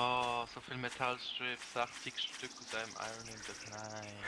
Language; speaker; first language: German; native; German